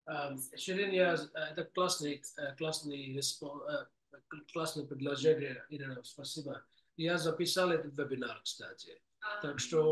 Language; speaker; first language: Russian; non-native, fluent; English